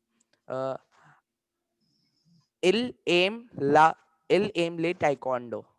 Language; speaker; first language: French; non-native, learner; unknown